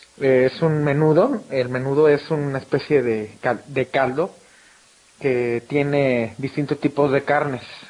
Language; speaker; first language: Spanish; native; Spanish